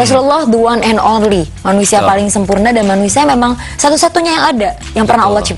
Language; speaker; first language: Indonesian; native; Indonesian